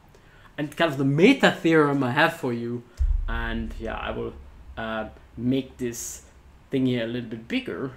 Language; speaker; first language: English; non-native, fluent; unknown